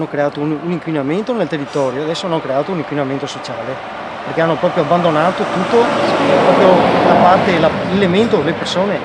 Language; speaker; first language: Italian; native; Italian